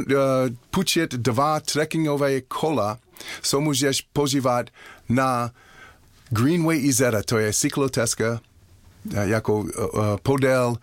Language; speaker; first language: Czech; non-native, learner; English